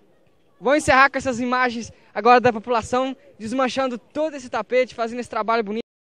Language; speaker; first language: Portuguese; native; Portuguese